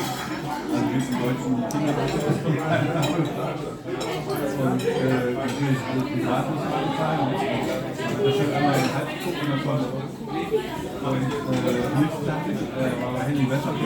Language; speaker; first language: German; non-native, learner; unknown